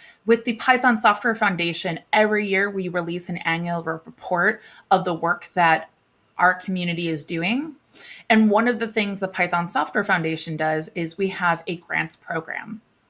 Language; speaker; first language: English; native; English